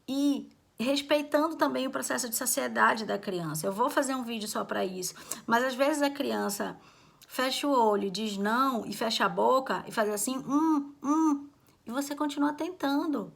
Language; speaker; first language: Portuguese; native; Portuguese